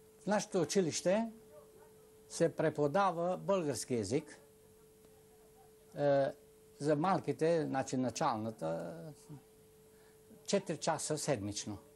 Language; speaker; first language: Bulgarian; early bilingual, heritage; Bulgarian